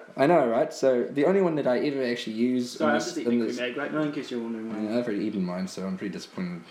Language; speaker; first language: English; native; English